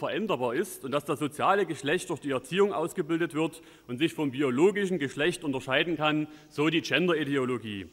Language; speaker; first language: German; native; German